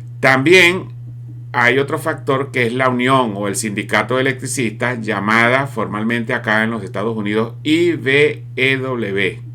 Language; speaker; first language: Spanish; native; Spanish